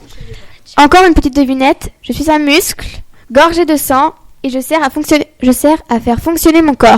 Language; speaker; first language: French; native; French